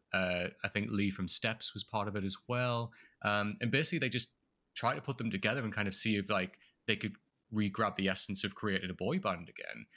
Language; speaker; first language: English; native; English